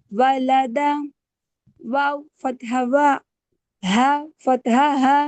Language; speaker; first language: Arabic; non-native, learner; Telugu